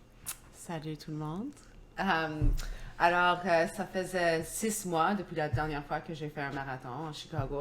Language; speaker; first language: French; non-native, local second language; English